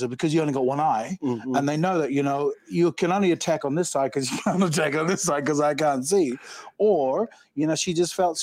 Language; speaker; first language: English; native; English